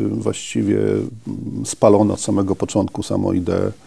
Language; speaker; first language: Polish; native; Polish